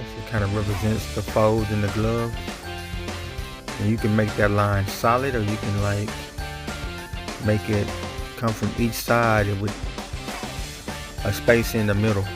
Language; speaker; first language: English; native; English